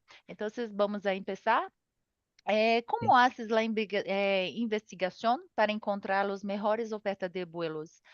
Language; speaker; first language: Spanish; non-native, learner; Portuguese